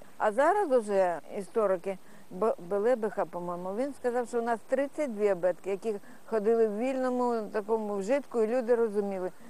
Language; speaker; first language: Ukrainian; non-native, local second language; Russian